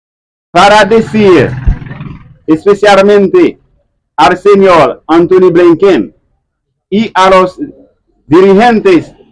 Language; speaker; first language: Spanish; non-native, learner; Haitian Creole